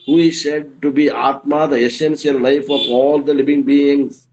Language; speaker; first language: English; non-native, local second language; Kannada